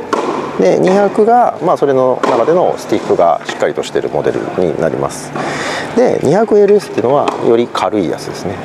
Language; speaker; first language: Japanese; native; Japanese